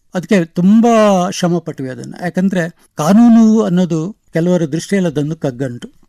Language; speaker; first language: Kannada; non-native, local second language; Konkani